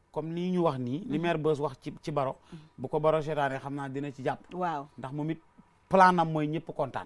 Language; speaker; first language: Wolof; native; Wolof